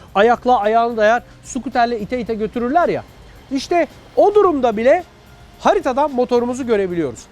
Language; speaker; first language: Turkish; native; Turkish